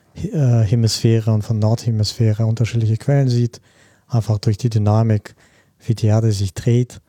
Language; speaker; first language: German; non-native, fluent; Russian